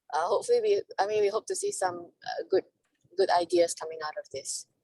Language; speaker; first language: English; non-native, local second language; Malay